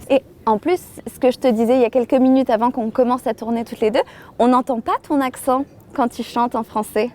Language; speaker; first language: French; native; French